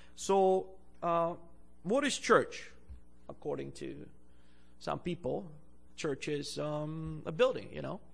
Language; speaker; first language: English; non-native, fluent; Bulgarian